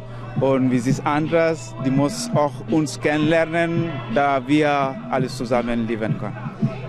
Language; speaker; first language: German; non-native, learner; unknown